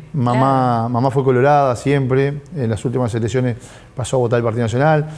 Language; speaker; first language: Spanish; native; Spanish